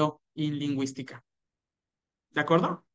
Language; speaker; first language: Italian; non-native, fluent; Spanish